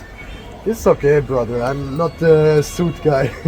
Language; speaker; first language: English; non-native, learner; German